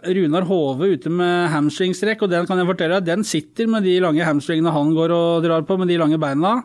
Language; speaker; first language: Norwegian; native; Norwegian